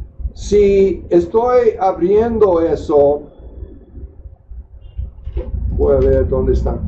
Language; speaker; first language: Spanish; non-native, fluent; English